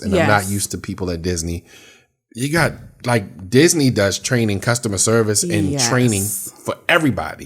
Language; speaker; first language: English; native; English